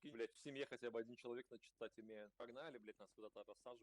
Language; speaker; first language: Russian; native; Russian